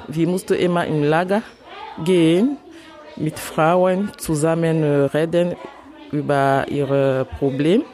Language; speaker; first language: German; non-native, learner; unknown